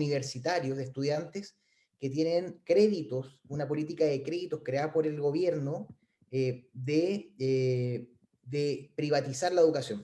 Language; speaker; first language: Spanish; native; Spanish